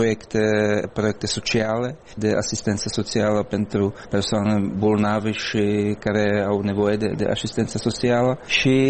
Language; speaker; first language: Romanian; non-native, learner; Czech